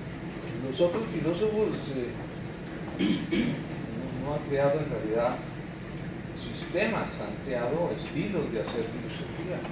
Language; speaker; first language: Spanish; native; Spanish